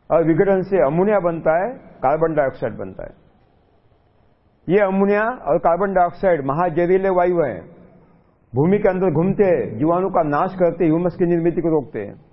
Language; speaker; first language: Hindi; non-native, local second language; Marathi